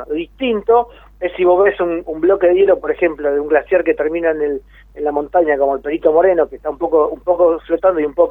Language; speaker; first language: Spanish; native; Spanish